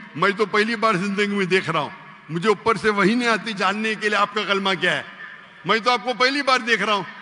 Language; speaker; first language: Urdu; non-native, local second language; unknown